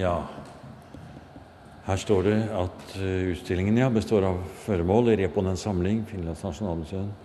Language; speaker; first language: Norwegian; native; Norwegian